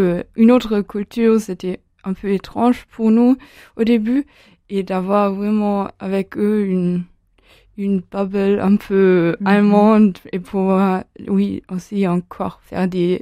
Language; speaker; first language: French; non-native, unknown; German